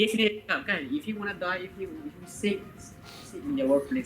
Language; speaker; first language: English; non-native, local second language; Malay